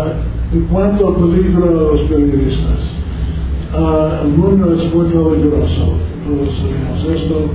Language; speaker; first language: Spanish; non-native, learner; English